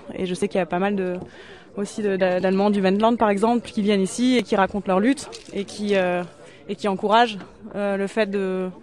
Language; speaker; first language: French; native; French